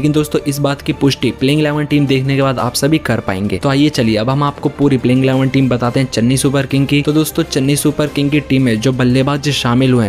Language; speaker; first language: Hindi; native; Hindi